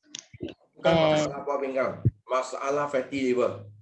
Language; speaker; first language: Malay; non-native, local second language; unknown